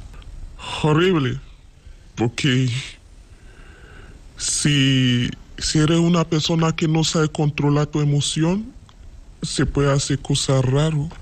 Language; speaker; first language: Spanish; non-native, learner; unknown